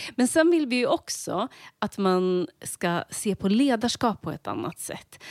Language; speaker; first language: Swedish; native; Swedish